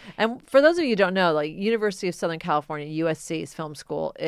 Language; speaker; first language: English; native; English